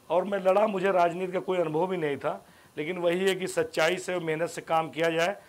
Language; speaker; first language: Hindi; native; Hindi